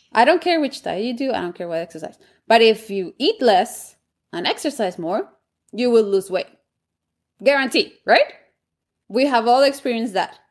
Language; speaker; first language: English; non-native, fluent; Spanish